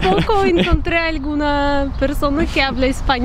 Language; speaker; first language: Spanish; non-native, fluent; Russian